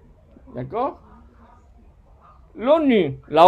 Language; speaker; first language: French; non-native, fluent; Spanish